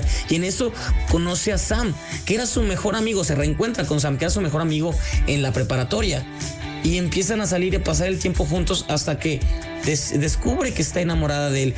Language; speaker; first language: Spanish; native; Spanish